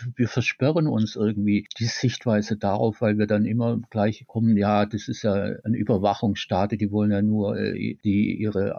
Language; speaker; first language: German; native; German